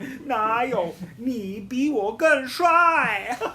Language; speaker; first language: Chinese; non-native, fluent; English